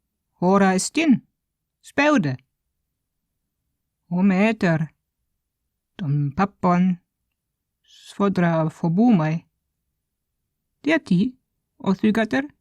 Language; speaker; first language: Greek; non-native, fluent; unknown